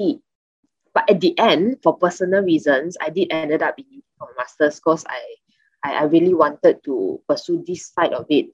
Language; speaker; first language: English; non-native, local second language; Chinese